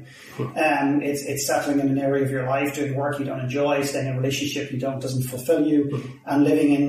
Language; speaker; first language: English; native; English